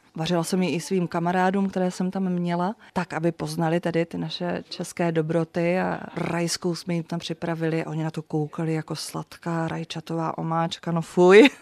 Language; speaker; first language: Czech; native; Czech